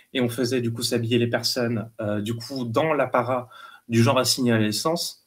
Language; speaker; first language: French; native; French